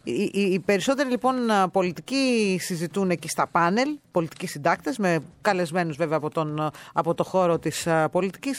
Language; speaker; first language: Greek; native; Greek